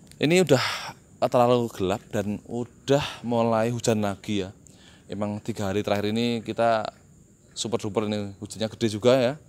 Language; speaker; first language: Indonesian; non-native, local second language; Javanese